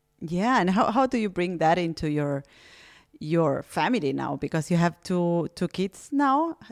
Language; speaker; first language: English; non-native, fluent; Spanish